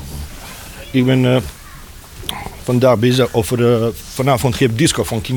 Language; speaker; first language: Dutch; non-native, learner; Bosnian